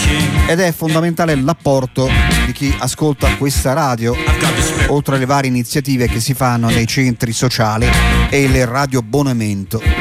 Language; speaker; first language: Italian; native; Italian